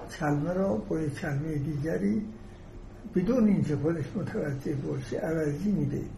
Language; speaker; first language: Persian; native; Persian